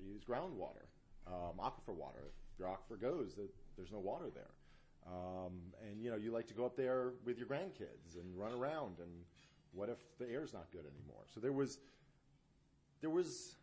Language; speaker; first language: English; native; English